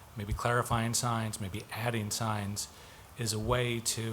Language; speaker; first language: English; native; English